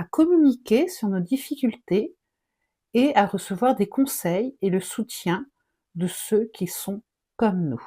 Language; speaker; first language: French; native; French